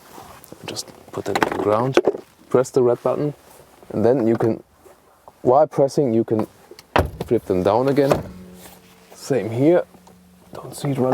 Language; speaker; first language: English; non-native, fluent; German